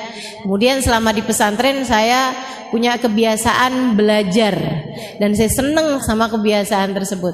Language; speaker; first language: Indonesian; native; Indonesian